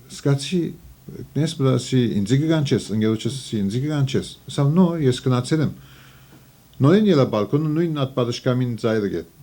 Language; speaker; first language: Armenian; early bilingual, heritage; Armenian